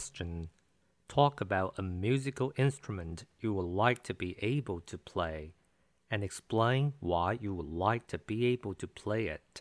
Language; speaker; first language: English; non-native, fluent; Chinese